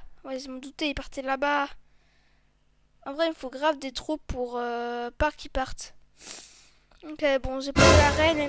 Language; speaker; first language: French; native; French